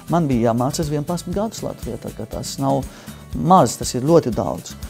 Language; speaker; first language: Latvian; non-native, fluent; Arabic